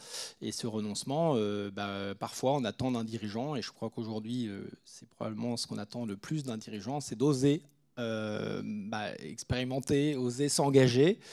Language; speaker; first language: French; native; French